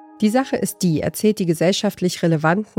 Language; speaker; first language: German; native; German